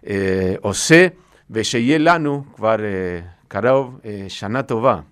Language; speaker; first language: Hebrew; non-native, fluent; Spanish